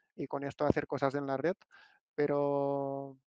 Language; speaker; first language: Spanish; non-native, local second language; Catalan